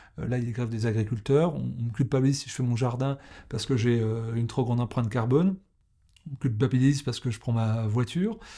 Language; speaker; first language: French; native; French